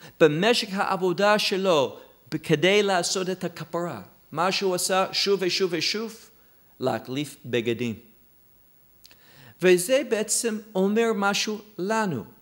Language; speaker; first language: Hebrew; non-native, fluent; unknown